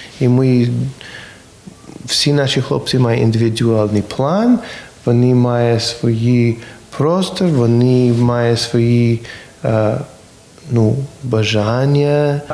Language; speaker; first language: Ukrainian; non-native, learner; English